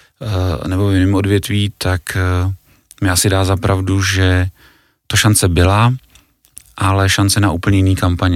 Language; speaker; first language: Czech; native; Czech